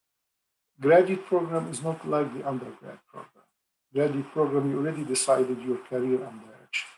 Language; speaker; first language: English; non-native, fluent; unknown